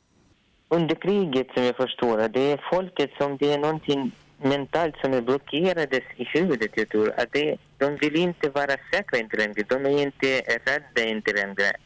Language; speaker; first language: Swedish; non-native, learner; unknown